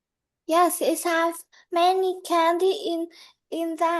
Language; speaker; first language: English; non-native, learner; Vietnamese